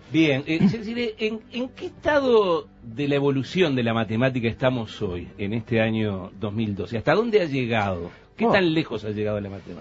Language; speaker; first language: Spanish; native; Spanish